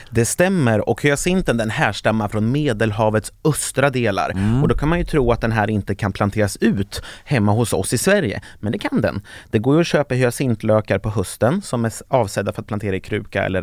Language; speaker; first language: Swedish; native; Swedish